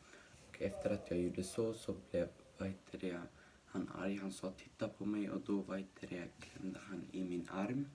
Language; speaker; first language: Swedish; early bilingual, other home language; Somali